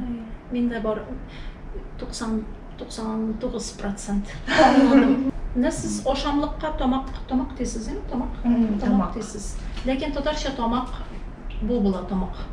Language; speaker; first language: Turkish; non-native, learner; Tatar